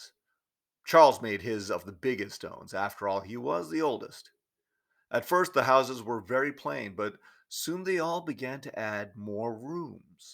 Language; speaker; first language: English; native; English